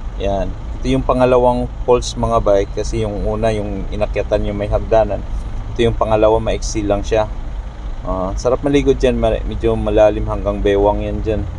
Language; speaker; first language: Filipino; non-native, local second language; Cebuano